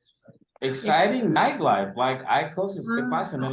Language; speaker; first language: Spanish; early bilingual, heritage; English